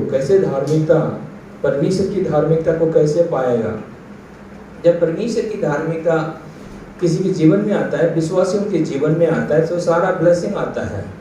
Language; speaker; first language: Hindi; non-native, local second language; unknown